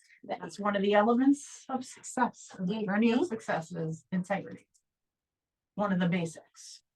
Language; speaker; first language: English; native; English